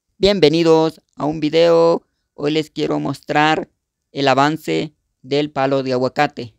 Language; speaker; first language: Spanish; native; Spanish